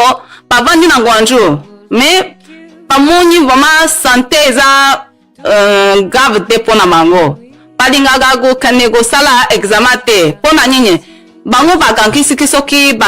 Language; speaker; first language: Lingala; non-native, fluent; Chinese